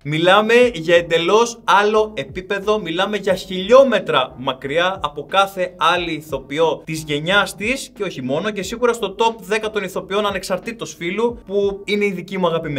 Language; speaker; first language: Greek; native; Greek